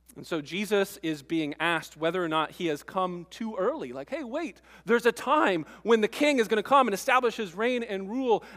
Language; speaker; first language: English; native; English